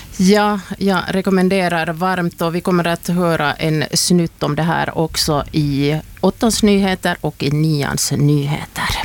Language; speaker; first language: Swedish; native; Swedish